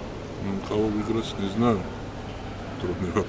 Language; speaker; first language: Russian; non-native, fluent; Georgian